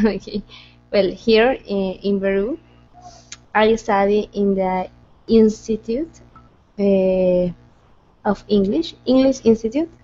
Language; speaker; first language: English; non-native, learner; Spanish